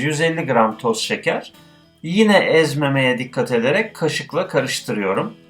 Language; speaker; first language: Turkish; native; Turkish